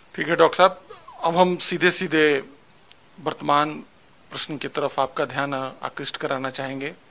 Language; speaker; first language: Hindi; native; Hindi